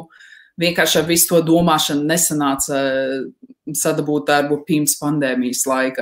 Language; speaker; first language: Latvian; early bilingual, heritage; Latvian